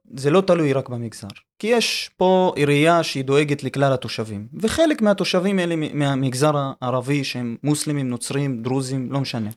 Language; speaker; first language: Hebrew; non-native, local second language; Arabic